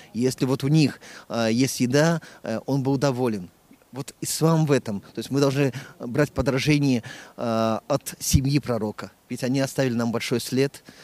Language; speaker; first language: Russian; non-native, local second language; Tatar